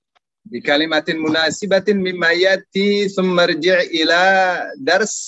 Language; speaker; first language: Arabic; non-native, fluent; Indonesian